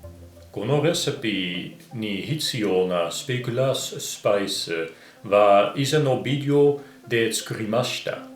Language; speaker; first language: Japanese; non-native, fluent; Dutch